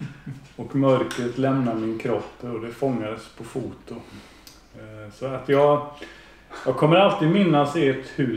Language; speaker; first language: Swedish; native; Swedish